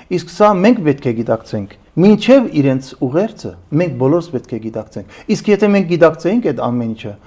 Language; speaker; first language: Armenian; early bilingual, heritage; Armenian